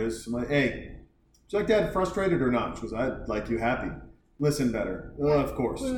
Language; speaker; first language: English; native; English